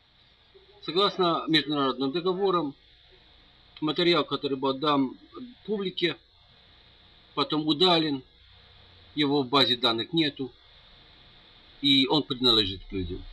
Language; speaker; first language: Russian; non-native, learner; English